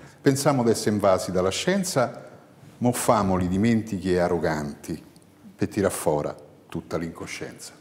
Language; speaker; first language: Italian; native; Italian